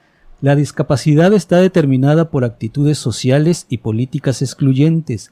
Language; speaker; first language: Spanish; native; Spanish